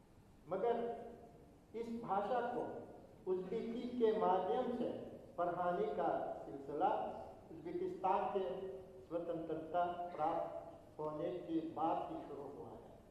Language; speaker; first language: Hindi; non-native, fluent; Uzbek